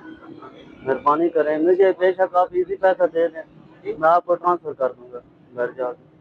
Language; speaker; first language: Hindi; non-native, local second language; Punjabi